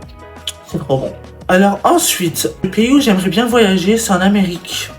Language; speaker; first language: French; native; French